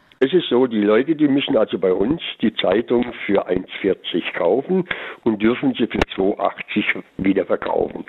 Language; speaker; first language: German; native; German